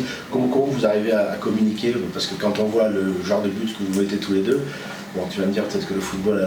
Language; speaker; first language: French; native; French